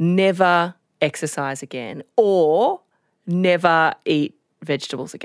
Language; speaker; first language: English; native; English